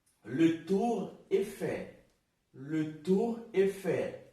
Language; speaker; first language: French; non-native, learner; Portuguese